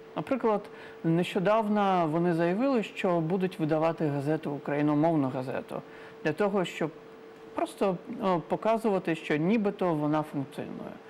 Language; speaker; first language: Ukrainian; non-native, local second language; Crimean Tatar